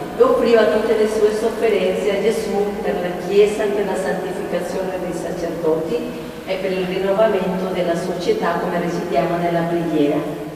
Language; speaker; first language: Italian; non-native, fluent; Spanish